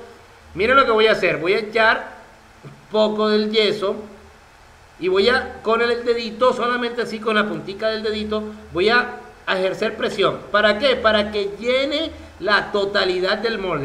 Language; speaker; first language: Spanish; native; Spanish